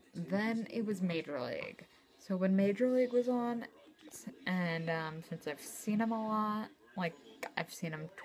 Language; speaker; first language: English; native; English